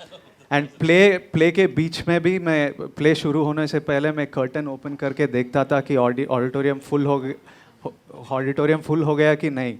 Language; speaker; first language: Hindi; non-native, local second language; Telugu